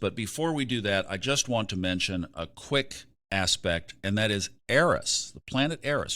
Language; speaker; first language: English; native; English